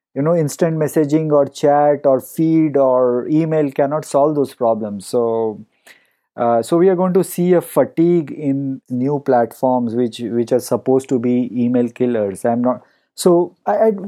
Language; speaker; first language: English; non-native, local second language; Hindi